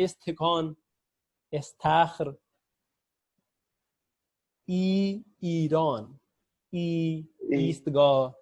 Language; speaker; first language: Persian; non-native, fluent; Urdu